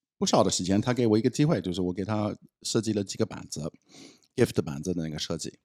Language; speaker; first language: Chinese; non-native, fluent; English